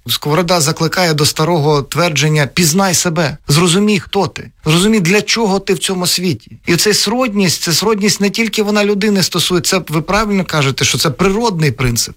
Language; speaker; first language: Ukrainian; native; Ukrainian